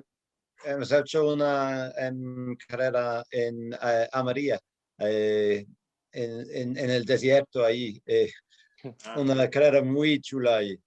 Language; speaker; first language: Spanish; non-native, fluent; English